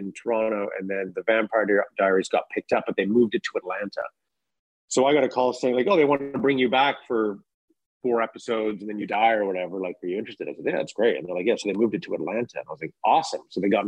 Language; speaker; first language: English; native; English